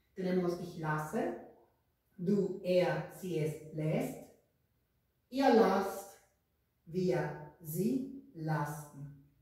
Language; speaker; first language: German; non-native, fluent; Spanish